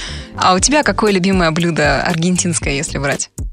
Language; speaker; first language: Russian; native; Russian